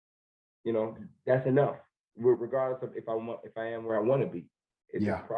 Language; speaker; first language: English; native; English